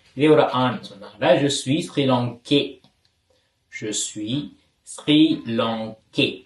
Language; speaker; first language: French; non-native, fluent; Tamil